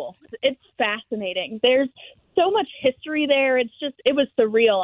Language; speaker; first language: English; native; English